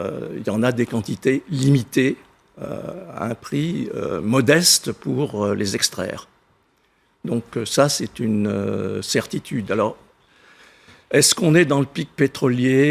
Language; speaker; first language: French; native; French